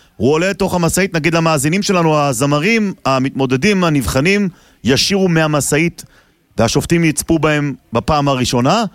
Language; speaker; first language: Hebrew; native; Hebrew